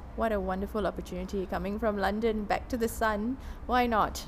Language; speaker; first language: English; non-native, local second language; Tamil